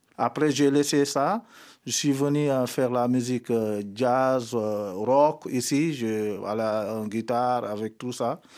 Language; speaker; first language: French; non-native, local second language; Mandingo